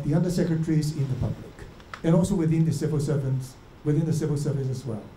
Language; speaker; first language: English; non-native, local second language; Cantonese